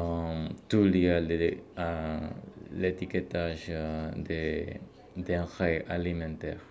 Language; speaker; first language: French; non-native, learner; Spanish